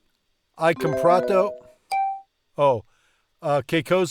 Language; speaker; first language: Italian; non-native, learner; English